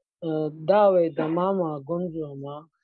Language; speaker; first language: Chinese; non-native, learner; Arabic